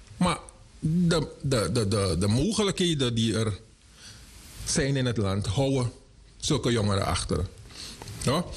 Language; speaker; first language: Dutch; native; Dutch